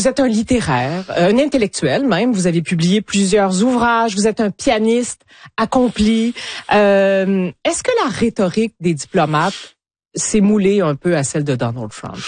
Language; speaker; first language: French; native; French